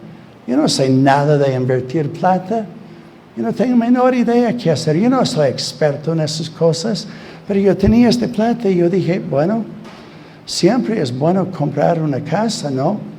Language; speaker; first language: Spanish; non-native, fluent; English